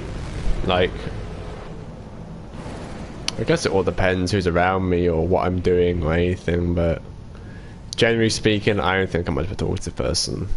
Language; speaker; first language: English; native; English